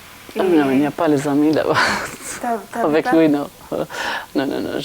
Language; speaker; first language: French; non-native, learner; Albanian